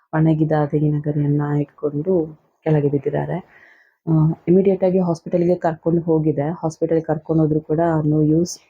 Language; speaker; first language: Kannada; non-native, local second language; Tulu